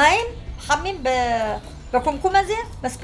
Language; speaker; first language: Hebrew; non-native, fluent; Amharic